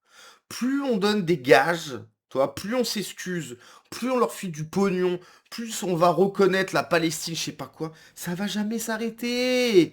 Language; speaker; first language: French; native; French